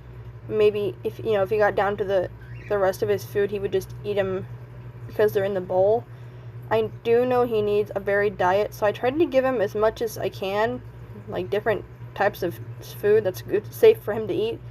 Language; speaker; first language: English; native; English